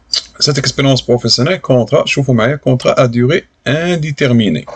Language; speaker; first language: French; non-native, local second language; Arabic